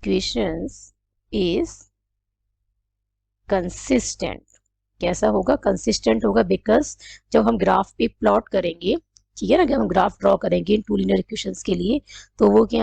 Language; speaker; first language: Hindi; native; Hindi